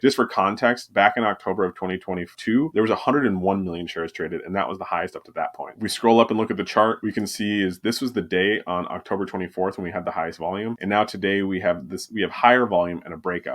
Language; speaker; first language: English; native; English